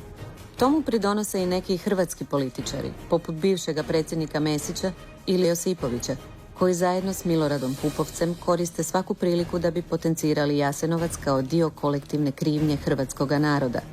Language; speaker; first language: Croatian; native; Croatian